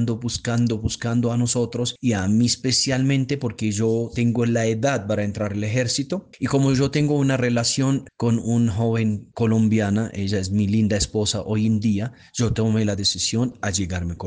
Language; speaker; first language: Spanish; non-native, fluent; Arabic